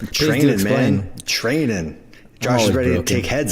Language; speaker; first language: English; native; English